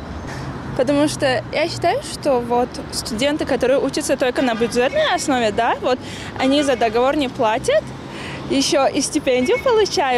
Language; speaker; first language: Russian; non-native, local second language; Tajik